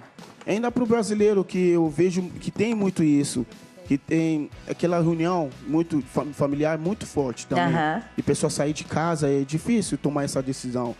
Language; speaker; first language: Portuguese; non-native, fluent; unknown